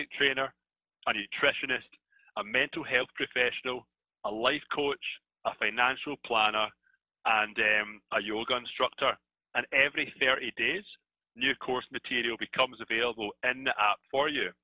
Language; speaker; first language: English; native; English